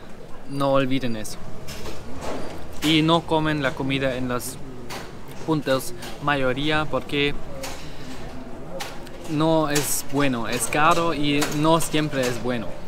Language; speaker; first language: Spanish; non-native, learner; German